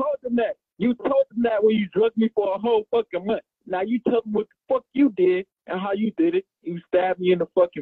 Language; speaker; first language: English; native; English